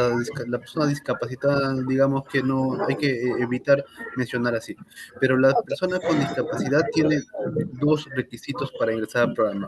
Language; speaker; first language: Spanish; native; Spanish